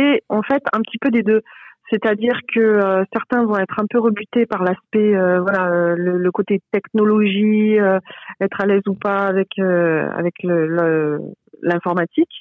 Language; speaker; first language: French; native; French